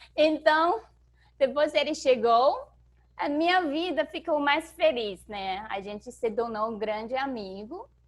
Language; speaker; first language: Portuguese; non-native, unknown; Chinese